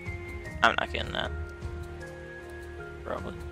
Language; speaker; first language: English; native; English